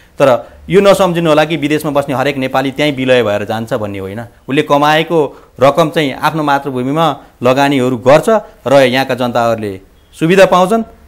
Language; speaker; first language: Nepali; native; Nepali